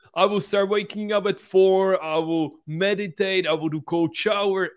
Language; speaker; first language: English; non-native, fluent; Czech